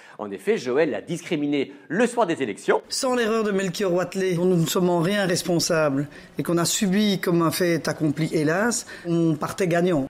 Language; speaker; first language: French; native; French